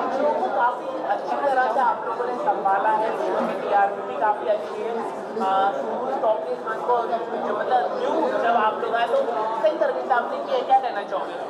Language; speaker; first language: Hindi; native; Hindi